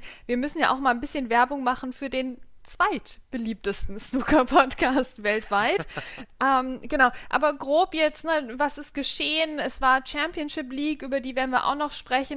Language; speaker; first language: German; native; German